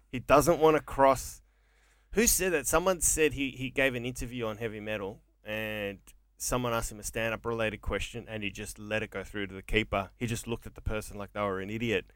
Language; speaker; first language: English; native; English